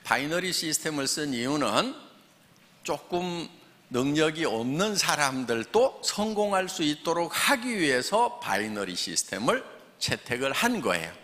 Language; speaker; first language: Korean; native; Korean